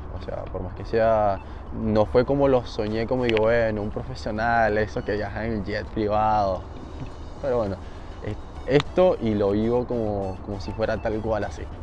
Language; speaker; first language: Spanish; native; Spanish